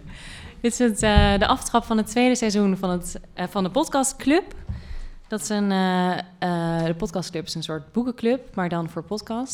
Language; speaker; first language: Dutch; native; Dutch